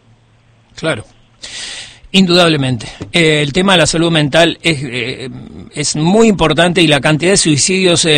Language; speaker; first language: Spanish; native; Spanish